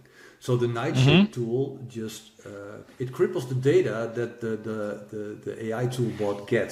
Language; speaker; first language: English; non-native, fluent; Dutch